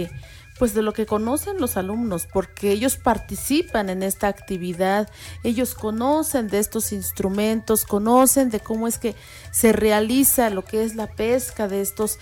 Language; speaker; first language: Spanish; native; Spanish